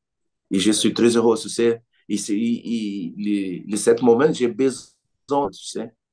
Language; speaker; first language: French; non-native, learner; Portuguese